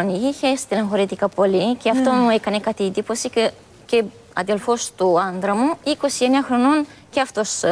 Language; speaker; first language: Greek; non-native, learner; Romanian